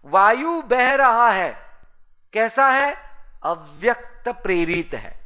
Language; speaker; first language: Hindi; native; Hindi